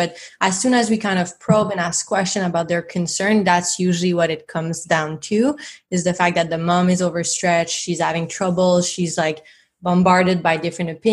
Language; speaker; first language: English; non-native, fluent; French